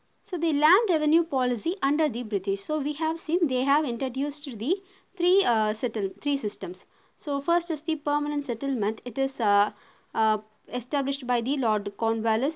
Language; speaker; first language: English; non-native, local second language; Tamil